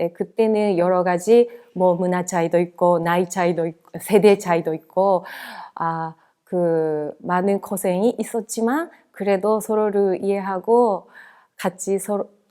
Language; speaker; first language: Korean; non-native, fluent; Japanese